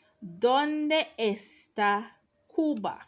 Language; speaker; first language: Spanish; non-native, fluent; English